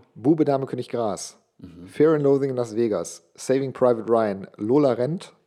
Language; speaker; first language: German; non-native, local second language; English